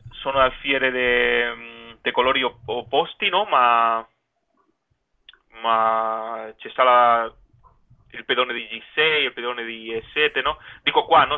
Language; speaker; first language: Italian; non-native, fluent; Spanish